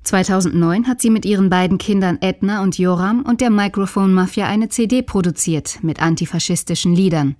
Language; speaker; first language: German; native; German